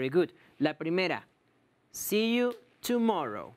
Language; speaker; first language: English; non-native, fluent; Spanish